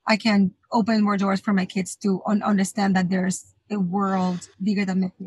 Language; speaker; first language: English; non-native, fluent; Spanish